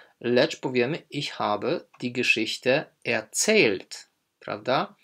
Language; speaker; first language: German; non-native, fluent; Polish